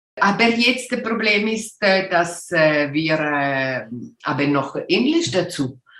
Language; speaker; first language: German; non-native, local second language; Italian